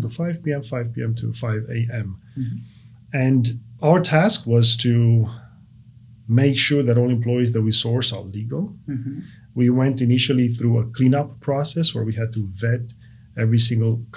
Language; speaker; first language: English; non-native, fluent; Romanian